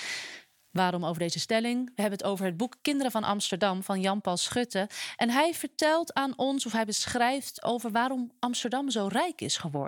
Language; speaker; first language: Dutch; native; Dutch